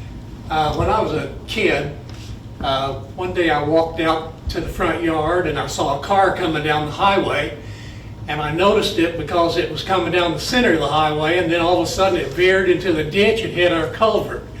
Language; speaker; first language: English; native; English